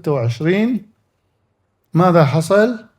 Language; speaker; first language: Arabic; native; Arabic